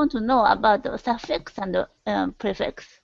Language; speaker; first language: English; non-native, learner; Japanese